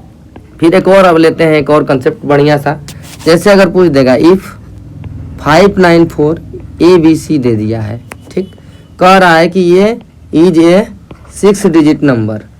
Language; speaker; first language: Hindi; native; Hindi